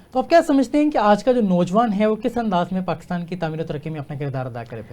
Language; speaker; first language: Urdu; native; Urdu